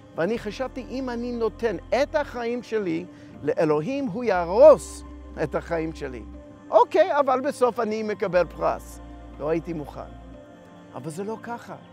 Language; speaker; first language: Hebrew; non-native, fluent; English